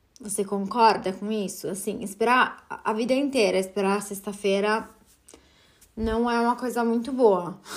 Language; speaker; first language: Portuguese; early bilingual, heritage; Portuguese